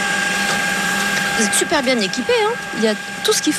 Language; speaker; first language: French; native; French